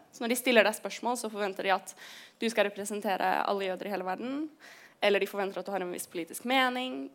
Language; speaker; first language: Norwegian; native; Norwegian